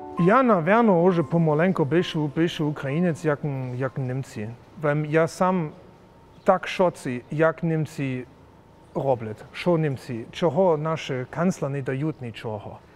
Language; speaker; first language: Ukrainian; non-native, learner; German